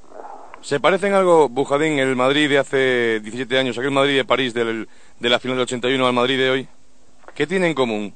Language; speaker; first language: Spanish; native; Spanish